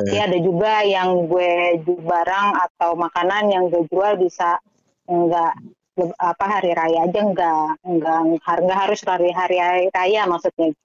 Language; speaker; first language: Indonesian; native; Indonesian